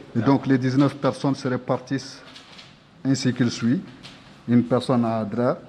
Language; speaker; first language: French; non-native, local second language; Arabic